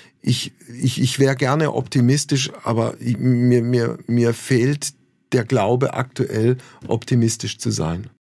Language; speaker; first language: German; native; German